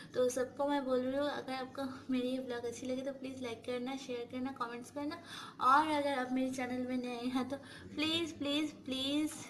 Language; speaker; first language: Hindi; non-native, local second language; Bangla